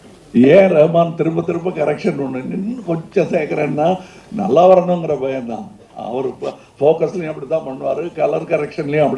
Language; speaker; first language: Tamil; native; Tamil